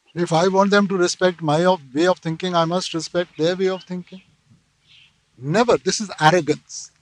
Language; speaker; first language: English; non-native, local second language; Punjabi